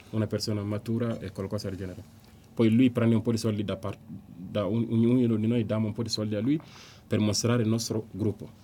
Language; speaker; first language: Italian; non-native, fluent; Bambara